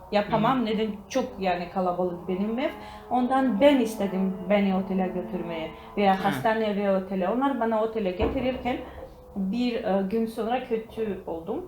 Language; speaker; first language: Turkish; non-native, learner; Georgian